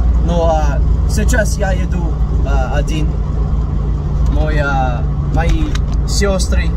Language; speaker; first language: Russian; non-native, learner; English